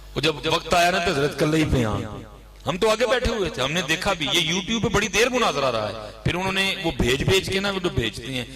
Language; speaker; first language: Urdu; non-native, local second language; Punjabi